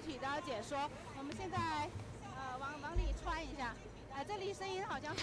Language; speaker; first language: Chinese; native; Chinese